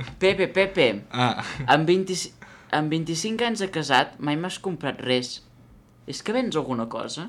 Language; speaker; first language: Catalan; native; Catalan